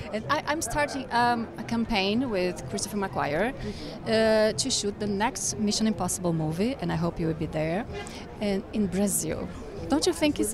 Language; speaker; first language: English; non-native, fluent; Portuguese